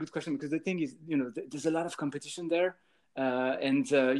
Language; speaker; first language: English; non-native, fluent; French